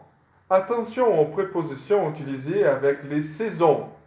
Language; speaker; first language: French; non-native, fluent; Portuguese